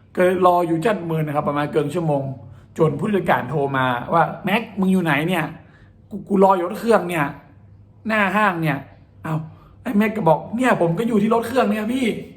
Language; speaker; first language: Thai; native; Thai